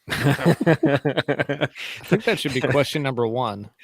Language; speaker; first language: English; native; English